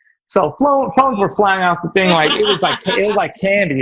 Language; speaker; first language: English; native; English